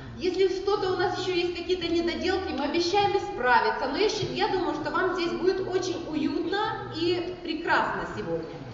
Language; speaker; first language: Russian; non-native, local second language; Ukrainian